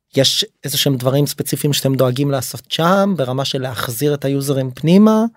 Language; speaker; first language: Hebrew; native; Hebrew